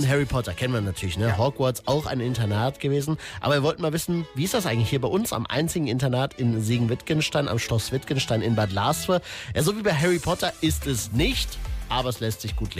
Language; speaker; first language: German; native; German